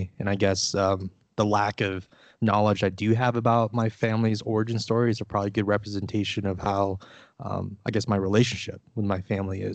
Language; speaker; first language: English; early bilingual, other home language; Vietnamese